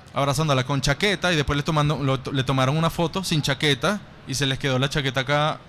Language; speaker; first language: Spanish; native; Spanish